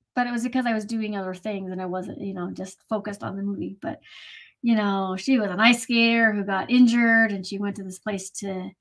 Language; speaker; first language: English; native; English